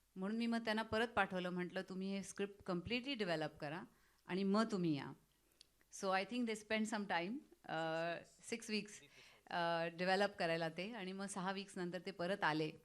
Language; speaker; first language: Marathi; native; Marathi